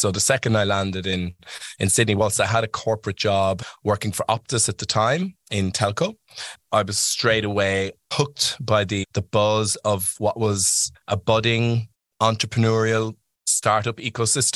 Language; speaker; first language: English; native; English